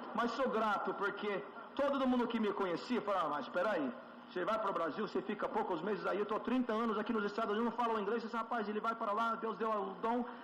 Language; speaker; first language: Portuguese; non-native, fluent; English